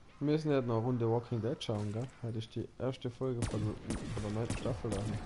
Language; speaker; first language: German; native; German